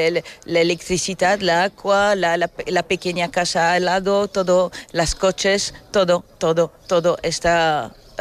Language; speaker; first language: Spanish; early bilingual, heritage; French